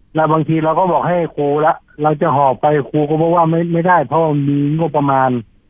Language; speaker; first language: Thai; native; Thai